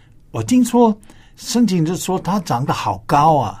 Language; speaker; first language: Chinese; non-native, fluent; English